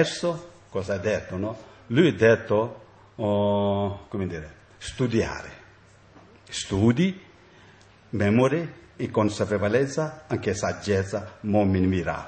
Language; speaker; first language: Italian; non-native, learner; Tibetan